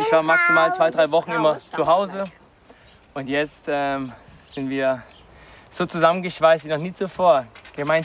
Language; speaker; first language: German; native; German